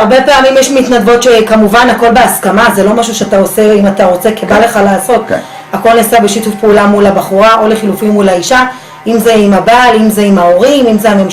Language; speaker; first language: Hebrew; native; Hebrew